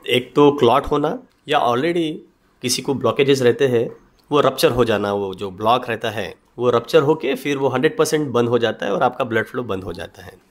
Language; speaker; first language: Hindi; non-native, local second language; Marathi